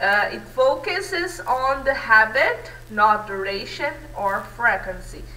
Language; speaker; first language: English; non-native, fluent; Portuguese